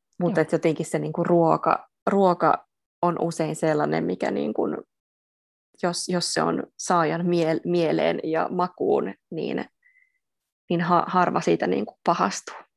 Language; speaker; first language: Finnish; native; Finnish